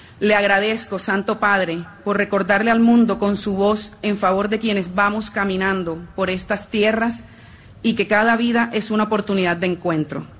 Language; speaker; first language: Spanish; native; Spanish